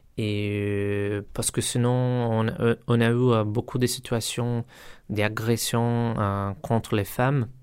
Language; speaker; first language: French; non-native, learner; Portuguese